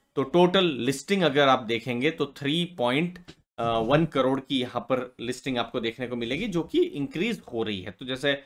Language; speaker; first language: Hindi; native; Hindi